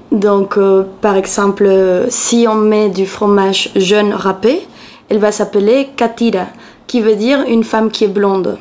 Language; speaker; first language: French; non-native, fluent; Spanish